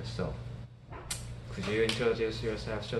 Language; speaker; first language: English; non-native, learner; Korean